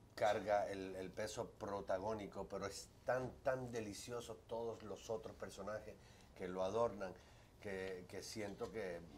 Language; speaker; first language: Spanish; native; Spanish